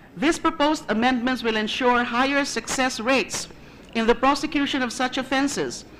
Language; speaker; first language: English; non-native, local second language; Filipino